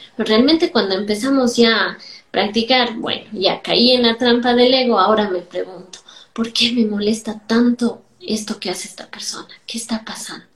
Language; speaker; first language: Spanish; native; Spanish